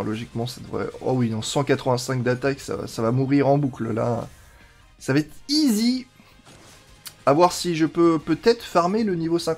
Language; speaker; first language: French; native; French